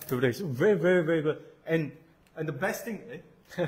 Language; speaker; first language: English; non-native, local second language; Chinese